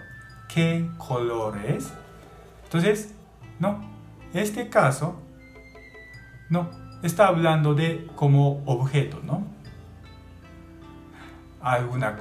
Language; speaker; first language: Spanish; non-native, learner; Japanese